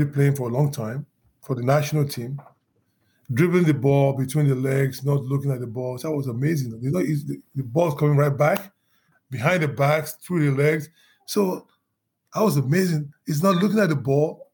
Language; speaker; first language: English; non-native, local second language; Yoruba